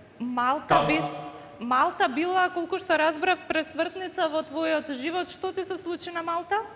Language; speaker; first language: Macedonian; native; Macedonian